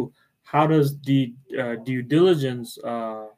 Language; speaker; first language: English; non-native, local second language; Bangla